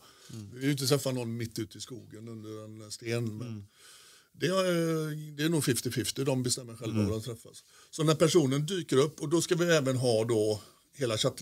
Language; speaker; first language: Swedish; native; Swedish